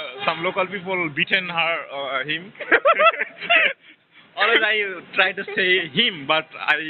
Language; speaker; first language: English; non-native, local second language; Bangla